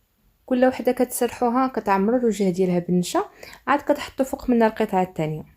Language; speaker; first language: Arabic; native; Arabic